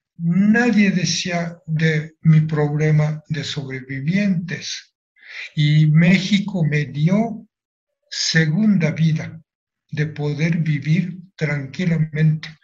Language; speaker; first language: Spanish; non-native, fluent; Japanese